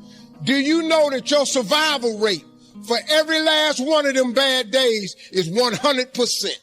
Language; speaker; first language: English; native; English